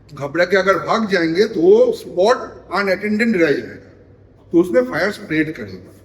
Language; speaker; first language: Hindi; non-native, local second language; Bangla